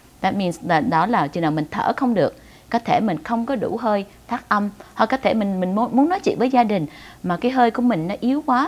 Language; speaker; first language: Vietnamese; early bilingual, heritage; Vietnamese